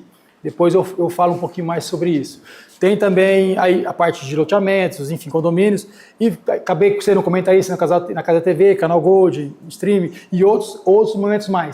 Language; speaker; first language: Portuguese; native; Portuguese